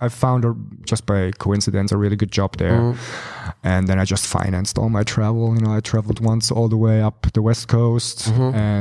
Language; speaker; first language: English; non-native, fluent; German